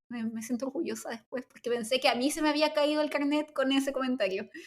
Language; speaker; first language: Spanish; native; Spanish